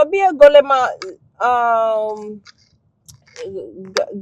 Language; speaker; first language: Macedonian; non-native, learner; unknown